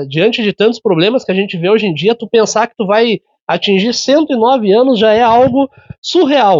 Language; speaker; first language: Portuguese; native; Portuguese